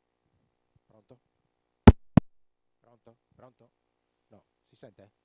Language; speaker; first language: Italian; native; Italian